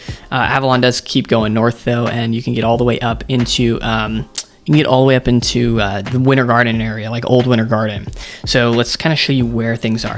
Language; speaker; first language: English; native; English